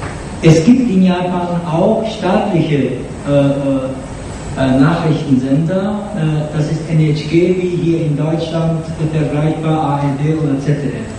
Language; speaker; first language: German; non-native, fluent; Japanese